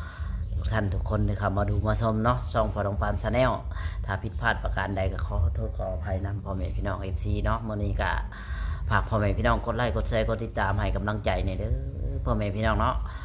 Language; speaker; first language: Thai; non-native, local second language; Northeastern Thai